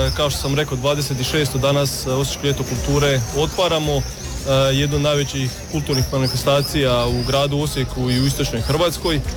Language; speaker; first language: Croatian; native; Croatian